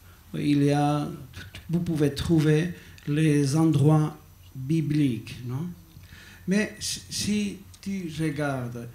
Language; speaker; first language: French; non-native, learner; Basque